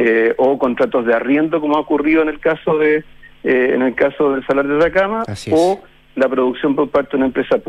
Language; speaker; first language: Spanish; native; Spanish